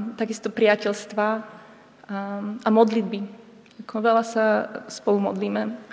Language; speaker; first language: Slovak; native; Slovak